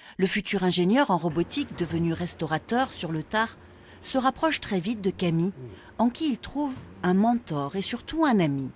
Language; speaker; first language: French; native; French